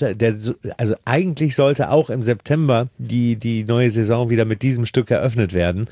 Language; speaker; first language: German; native; German